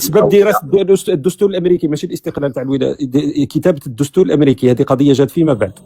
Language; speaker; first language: Arabic; native; Arabic